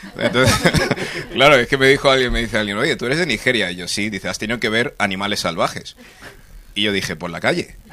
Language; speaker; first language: Spanish; early bilingual, other home language; English